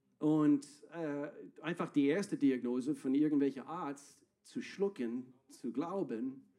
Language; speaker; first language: German; non-native, fluent; English